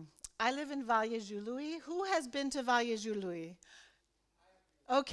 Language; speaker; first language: Romanian; non-native, learner; English